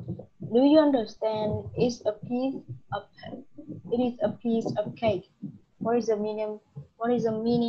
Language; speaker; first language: English; non-native, learner; Vietnamese